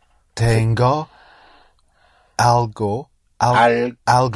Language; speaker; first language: Spanish; non-native, learner; English